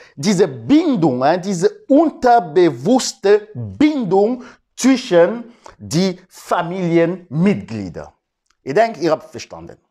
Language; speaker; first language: German; non-native, learner; French